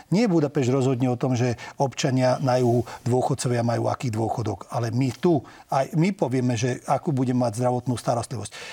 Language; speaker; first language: Slovak; non-native, local second language; Hungarian